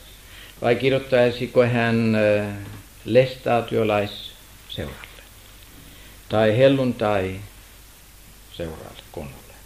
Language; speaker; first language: Finnish; non-native, fluent; German